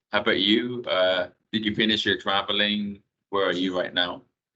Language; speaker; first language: English; non-native, fluent; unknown